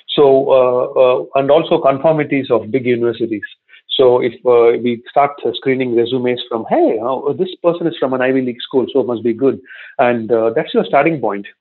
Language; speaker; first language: English; non-native, local second language; Tamil